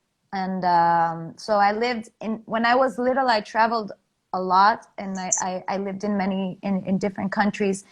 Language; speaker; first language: English; non-native, fluent; Spanish